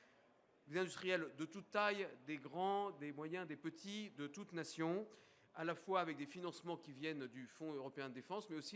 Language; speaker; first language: French; native; French